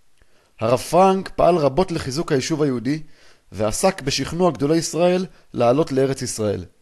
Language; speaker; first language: Hebrew; native; Hebrew